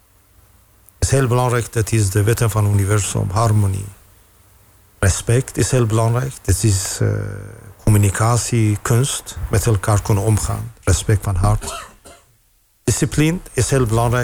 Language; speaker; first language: Dutch; non-native, fluent; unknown